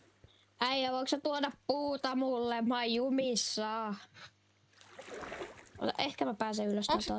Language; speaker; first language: Finnish; native; Finnish